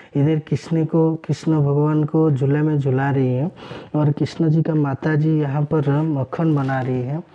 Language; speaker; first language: Hindi; non-native, local second language; Odia